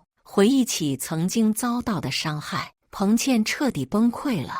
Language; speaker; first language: Chinese; native; Chinese